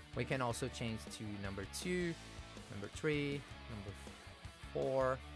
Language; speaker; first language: English; non-native, fluent; Portuguese